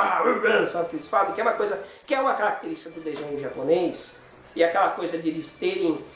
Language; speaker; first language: Portuguese; native; Portuguese